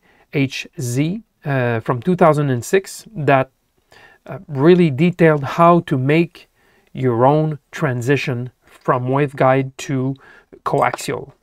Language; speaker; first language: English; non-native, local second language; French